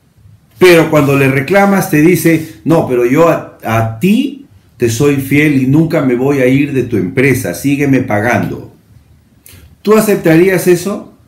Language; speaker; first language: Spanish; native; Spanish